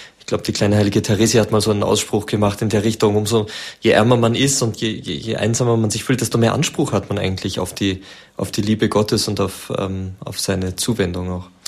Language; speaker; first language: German; native; German